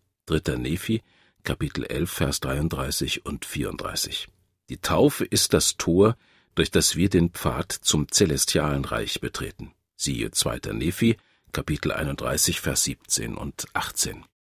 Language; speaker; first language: German; native; German